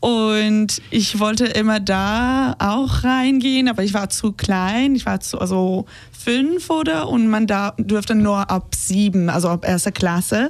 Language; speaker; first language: German; non-native, fluent; Hebrew